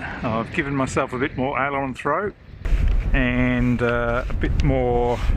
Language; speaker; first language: English; native; English